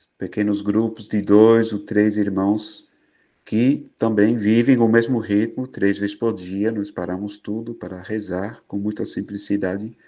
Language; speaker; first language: Portuguese; non-native, fluent; Dutch